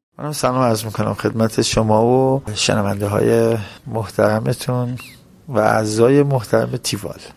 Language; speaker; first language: Persian; native; Persian